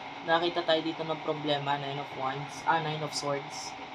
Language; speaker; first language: English; non-native, local second language; Filipino